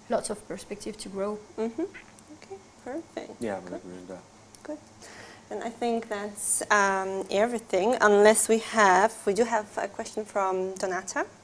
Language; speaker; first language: English; non-native, fluent; Polish